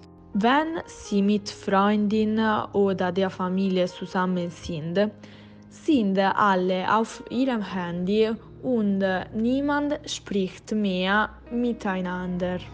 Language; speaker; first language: German; non-native, learner; Italian